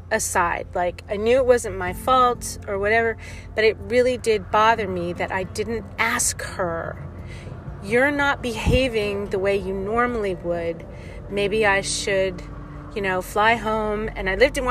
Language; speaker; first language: English; native; English